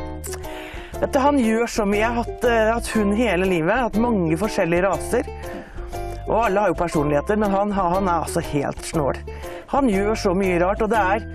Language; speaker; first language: Norwegian; native; Norwegian